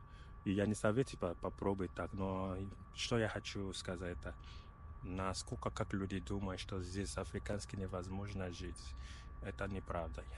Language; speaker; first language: Russian; non-native, learner; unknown